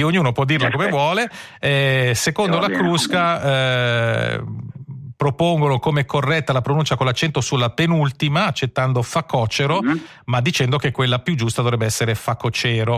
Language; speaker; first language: Italian; native; Italian